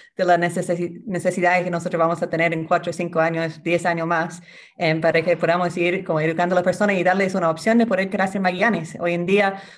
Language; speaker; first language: Spanish; non-native, fluent; English